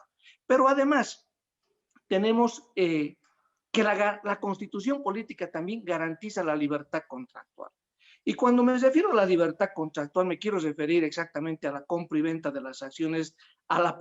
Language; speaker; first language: Spanish; native; Spanish